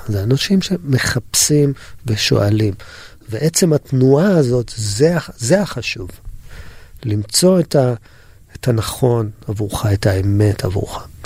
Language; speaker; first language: Hebrew; native; Hebrew